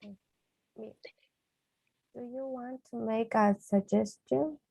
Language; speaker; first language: English; non-native, learner; Portuguese